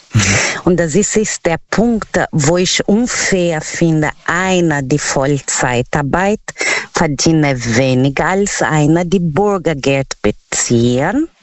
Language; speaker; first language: German; non-native, learner; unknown